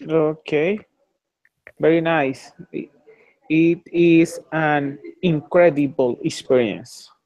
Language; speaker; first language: English; non-native, fluent; Spanish